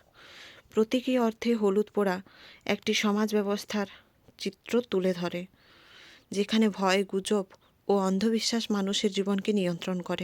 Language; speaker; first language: Bangla; native; Bangla